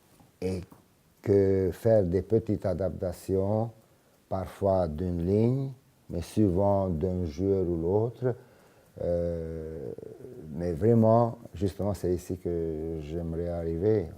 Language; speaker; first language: French; non-native, fluent; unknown